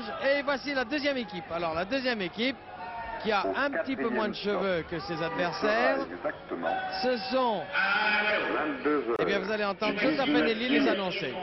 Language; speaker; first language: French; native; French